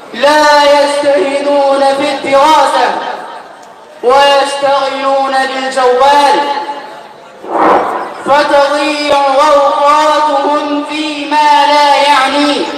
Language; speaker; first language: Arabic; non-native, learner; Urdu